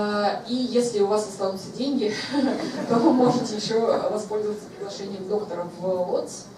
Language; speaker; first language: Russian; native; Russian